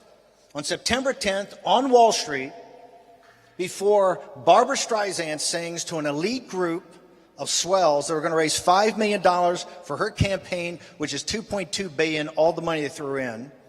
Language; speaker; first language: English; native; English